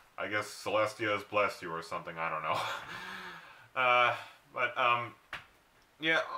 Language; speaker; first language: English; native; English